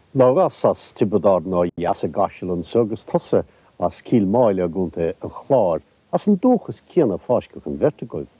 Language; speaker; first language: Irish; native; Irish